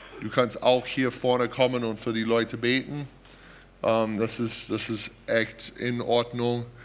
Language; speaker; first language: German; non-native, fluent; English